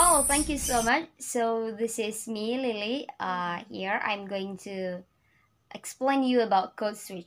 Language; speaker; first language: English; non-native, learner; Indonesian